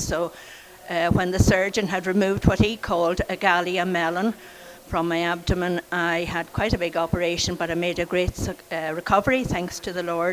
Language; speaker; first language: English; native; English